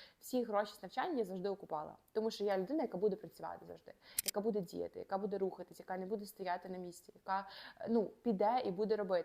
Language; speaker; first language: Ukrainian; native; Ukrainian